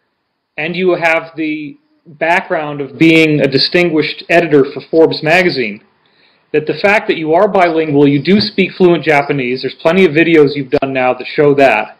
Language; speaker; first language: English; native; English